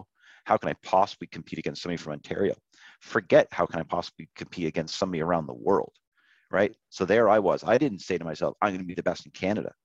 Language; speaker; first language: English; native; English